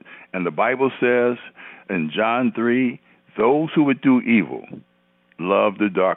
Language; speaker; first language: English; native; English